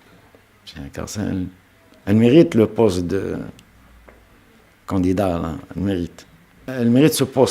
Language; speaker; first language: French; non-native, fluent; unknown